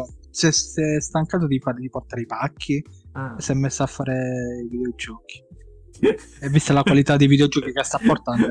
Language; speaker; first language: Italian; native; Italian